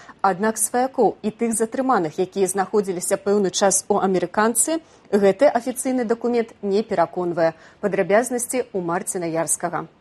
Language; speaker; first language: Belarusian; native; Belarusian